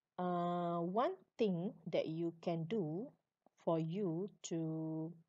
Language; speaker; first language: English; non-native, local second language; Malay